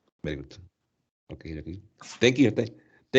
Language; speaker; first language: English; non-native, learner; Spanish